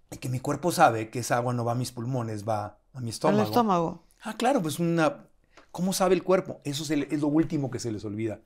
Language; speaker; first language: Spanish; native; Spanish